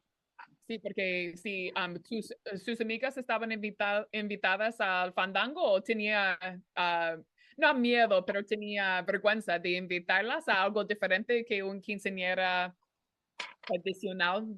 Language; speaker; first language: Spanish; non-native, fluent; English